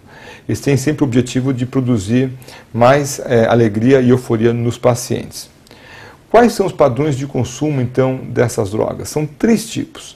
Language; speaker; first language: Portuguese; native; Portuguese